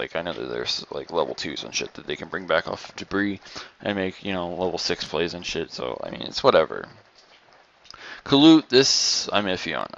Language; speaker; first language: English; native; English